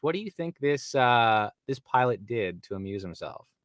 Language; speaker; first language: English; native; English